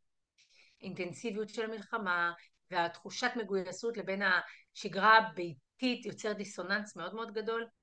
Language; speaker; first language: Hebrew; native; Hebrew